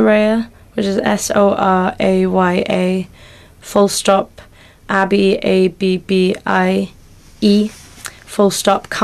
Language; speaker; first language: English; native; English